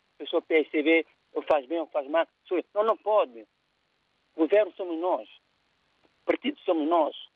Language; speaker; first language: Portuguese; non-native, local second language; Kabuverdianu